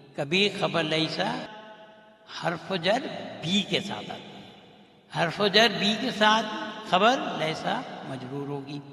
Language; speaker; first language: Urdu; native; Urdu